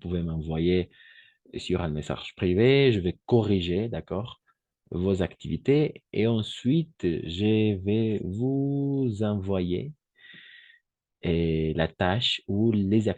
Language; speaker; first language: French; non-native, fluent; Spanish